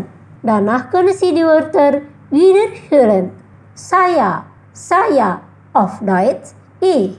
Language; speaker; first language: German; non-native, fluent; Indonesian